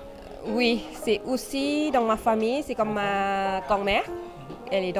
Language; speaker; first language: French; non-native, fluent; Thai